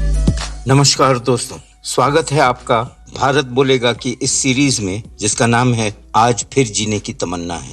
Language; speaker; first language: Hindi; native; Hindi